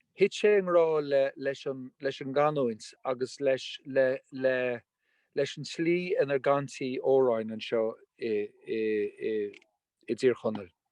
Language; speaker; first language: Irish; non-native, local second language; English